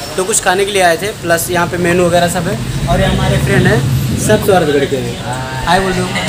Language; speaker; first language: Hindi; native; Hindi